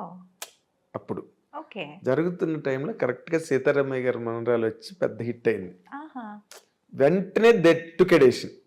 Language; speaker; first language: Telugu; native; Telugu